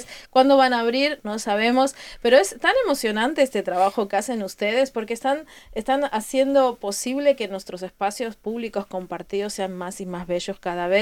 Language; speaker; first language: Spanish; native; Spanish